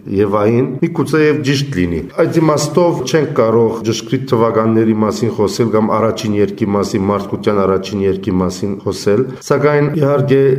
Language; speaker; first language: Armenian; early bilingual, heritage; Armenian